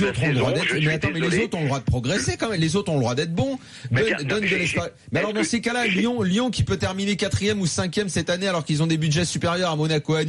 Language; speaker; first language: French; native; French